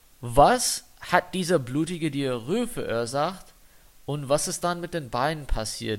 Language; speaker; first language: German; non-native, fluent; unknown